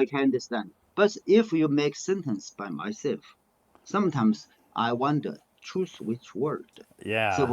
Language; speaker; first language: English; non-native, learner; Chinese